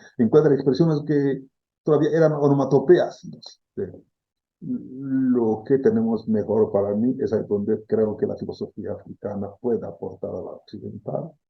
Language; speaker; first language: Spanish; non-native, fluent; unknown